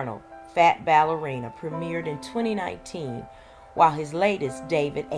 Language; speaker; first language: English; native; English